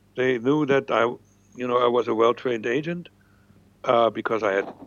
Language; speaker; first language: English; non-native, fluent; German